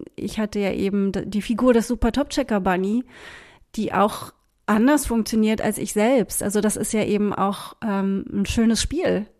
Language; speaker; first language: German; native; German